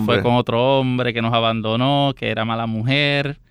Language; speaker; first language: Spanish; native; Spanish